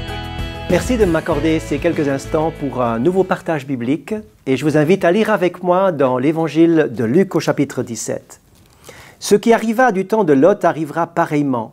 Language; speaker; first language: French; native; French